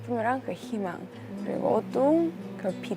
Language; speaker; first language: Korean; non-native, learner; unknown